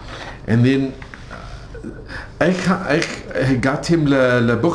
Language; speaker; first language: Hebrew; non-native, fluent; English